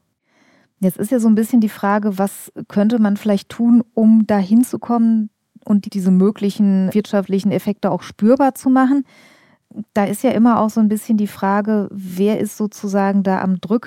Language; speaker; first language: German; native; German